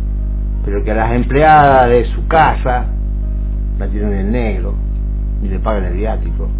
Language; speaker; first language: Spanish; native; Spanish